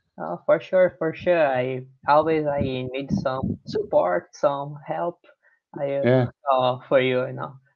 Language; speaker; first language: English; non-native, learner; Portuguese